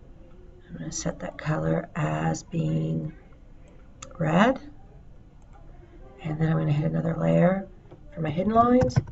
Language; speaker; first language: English; native; English